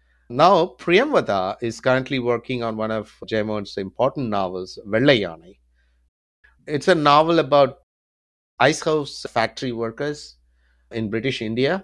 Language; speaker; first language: English; non-native, local second language; Tamil